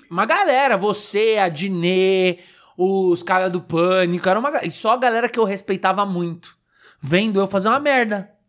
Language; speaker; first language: Portuguese; native; Portuguese